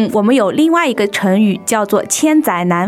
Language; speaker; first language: Chinese; native; Chinese